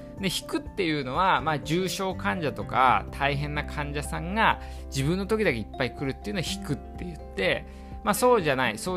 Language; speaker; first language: Japanese; native; Japanese